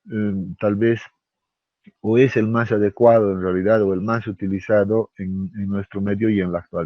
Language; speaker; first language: Spanish; native; Spanish